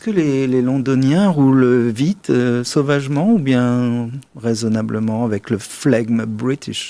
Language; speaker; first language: French; native; French